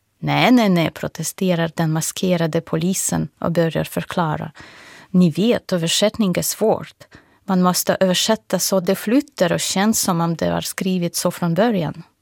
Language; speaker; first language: Swedish; non-native, fluent; Russian